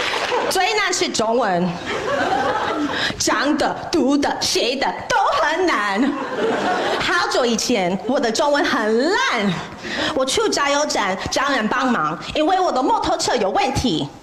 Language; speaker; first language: Chinese; non-native, fluent; English